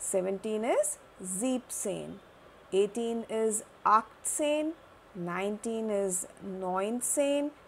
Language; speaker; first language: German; non-native, fluent; Hindi